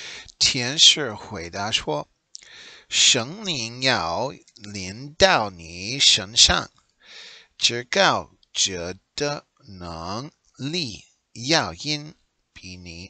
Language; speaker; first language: Chinese; non-native, learner; English